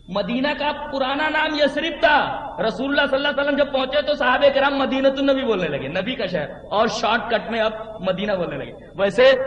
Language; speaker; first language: Urdu; native; Urdu